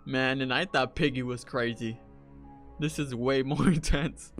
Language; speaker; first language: English; native; English